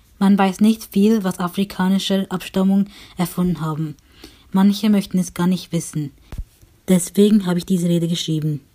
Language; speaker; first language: German; native; German